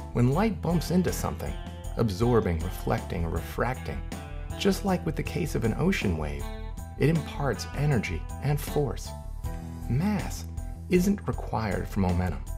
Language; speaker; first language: English; native; English